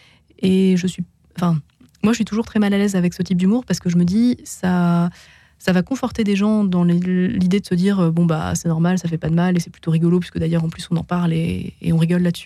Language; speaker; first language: French; native; French